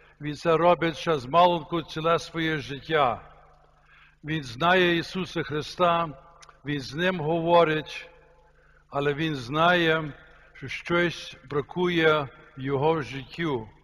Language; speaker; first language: Ukrainian; early bilingual, heritage; Ukrainian